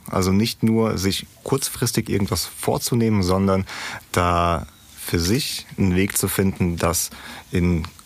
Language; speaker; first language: German; early bilingual, other home language; Russian